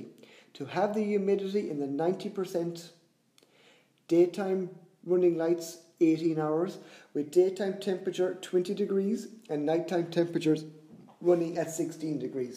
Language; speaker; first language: English; native; English